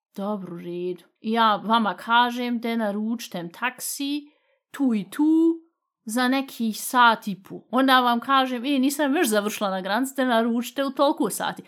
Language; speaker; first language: Bosnian; early bilingual, heritage; Bosnian